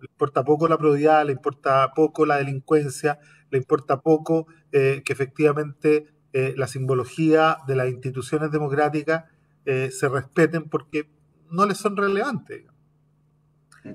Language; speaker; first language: Spanish; native; Spanish